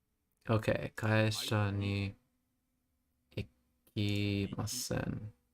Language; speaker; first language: Japanese; non-native, learner; English